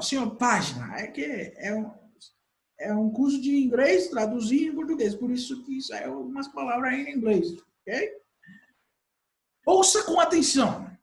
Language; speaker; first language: Portuguese; non-native, fluent; Haitian Creole